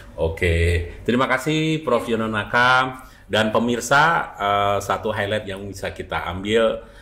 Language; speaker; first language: Indonesian; native; Indonesian